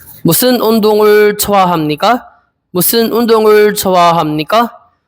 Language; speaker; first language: Korean; non-native, learner; Filipino